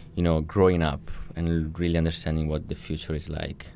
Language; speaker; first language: English; non-native, fluent; Italian